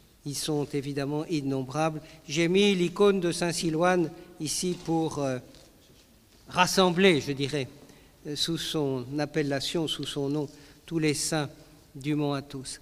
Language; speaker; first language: French; native; French